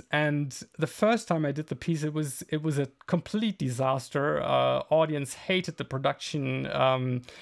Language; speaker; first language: English; non-native, fluent; German